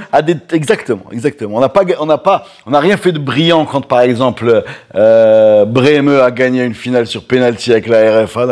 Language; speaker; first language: French; non-native, local second language; Arabic